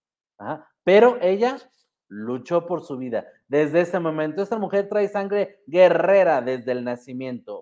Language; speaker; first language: Spanish; native; Spanish